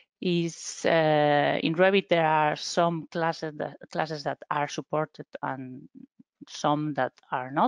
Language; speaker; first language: English; non-native, fluent; Spanish